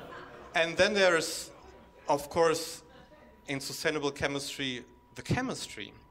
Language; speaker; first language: English; non-native, fluent; German